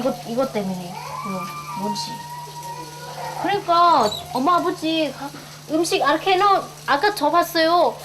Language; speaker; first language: Korean; non-native, local second language; Lao